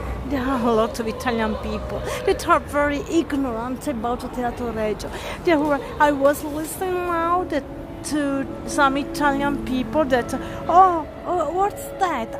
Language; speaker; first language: English; non-native, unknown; Italian